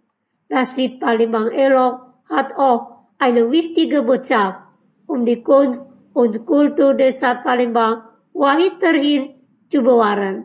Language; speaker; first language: German; non-native, learner; Indonesian